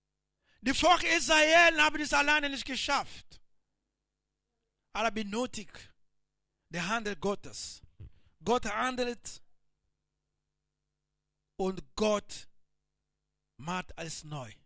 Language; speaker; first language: German; non-native, learner; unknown